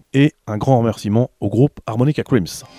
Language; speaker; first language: French; native; French